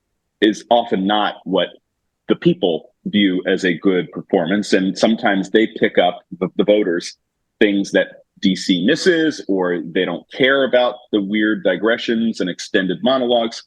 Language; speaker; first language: English; native; English